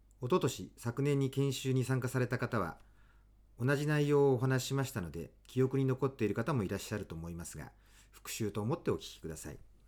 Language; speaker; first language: Japanese; native; Japanese